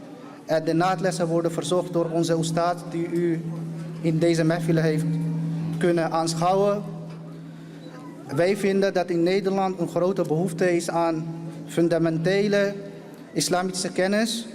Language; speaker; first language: Dutch; early bilingual, other home language; Urdu